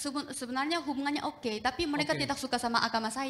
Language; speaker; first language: Indonesian; non-native, fluent; Korean